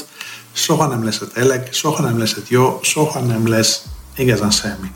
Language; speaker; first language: Hungarian; non-native, fluent; Greek